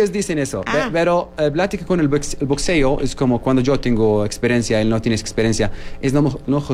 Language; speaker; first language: Spanish; non-native, learner; Arabic